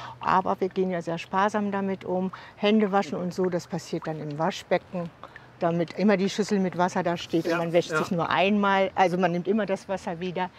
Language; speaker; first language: German; native; German